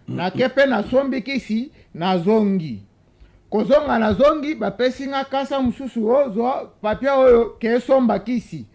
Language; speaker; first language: Lingala; non-native, local second language; Luba-Lulua